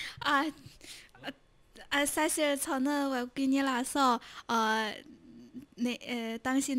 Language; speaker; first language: Korean; non-native, learner; Chinese